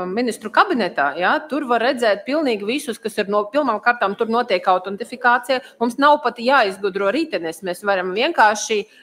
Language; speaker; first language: Latvian; non-native, local second language; Russian